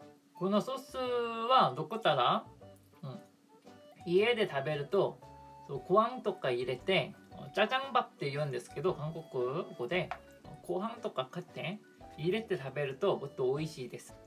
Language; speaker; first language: Japanese; non-native, fluent; Korean